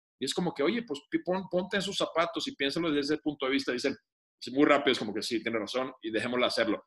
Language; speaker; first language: Spanish; non-native, fluent; Finnish